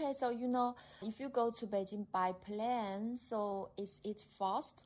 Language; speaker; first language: English; non-native, fluent; Chinese